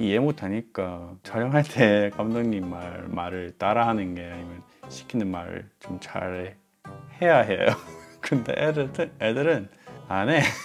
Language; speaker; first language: Korean; non-native, fluent; English